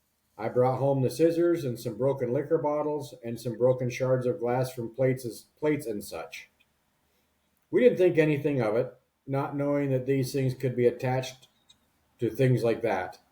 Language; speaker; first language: English; native; English